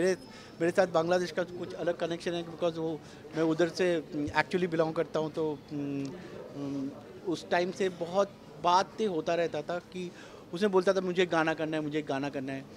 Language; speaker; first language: Hindi; non-native, local second language; Bangla